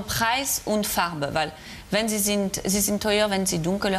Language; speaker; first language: German; non-native, learner; French